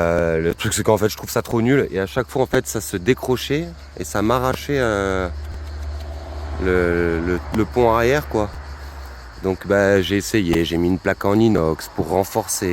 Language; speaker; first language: French; native; French